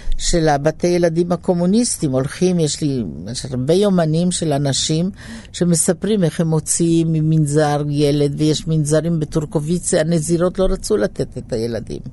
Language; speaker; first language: Hebrew; early bilingual, other home language; Polish